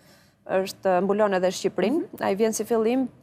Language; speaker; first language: Albanian; native; Albanian